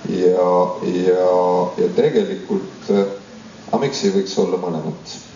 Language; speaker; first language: Estonian; non-native, local second language; Russian